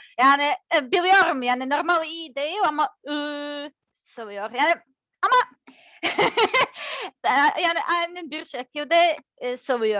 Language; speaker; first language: Turkish; non-native, learner; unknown